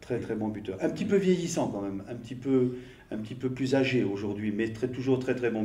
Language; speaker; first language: French; native; French